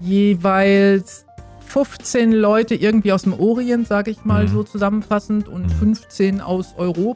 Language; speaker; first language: German; native; German